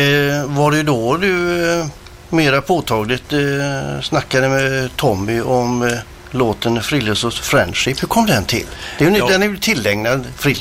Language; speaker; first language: Swedish; native; Swedish